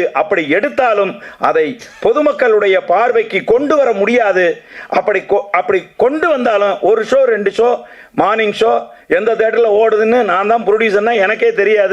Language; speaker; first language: Tamil; native; Tamil